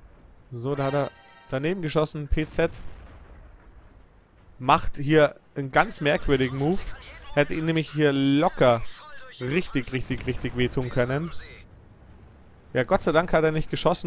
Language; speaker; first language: German; native; German